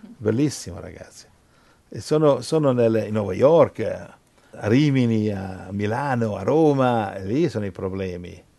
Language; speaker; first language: Italian; non-native, fluent; English